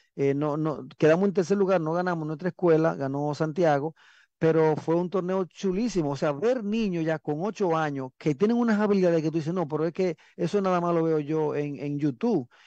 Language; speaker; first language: Spanish; native; Spanish